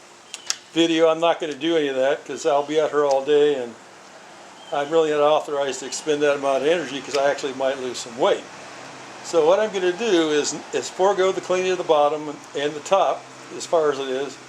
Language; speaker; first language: English; native; English